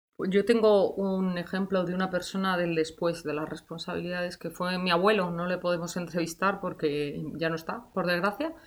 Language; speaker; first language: Spanish; native; Spanish